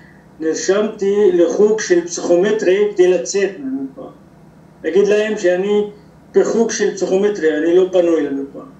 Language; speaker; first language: Hebrew; non-native, local second language; Arabic